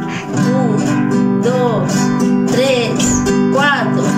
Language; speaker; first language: Spanish; native; Spanish